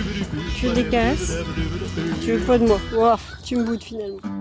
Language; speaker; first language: French; native; French